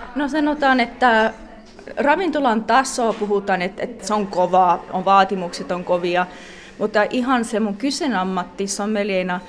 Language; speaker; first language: Finnish; non-native, fluent; English